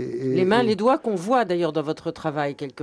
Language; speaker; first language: French; native; French